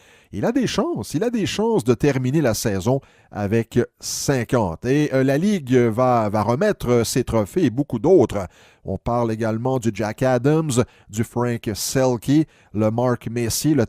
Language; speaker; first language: French; native; French